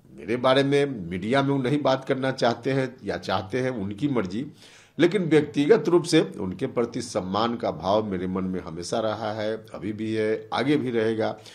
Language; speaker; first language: Hindi; native; Hindi